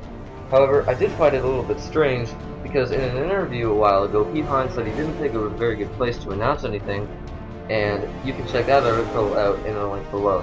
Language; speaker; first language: English; native; English